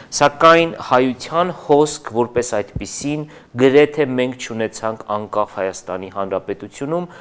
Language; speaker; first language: Armenian; native; Armenian